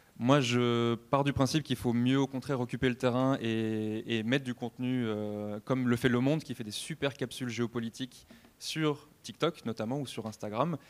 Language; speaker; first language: French; native; French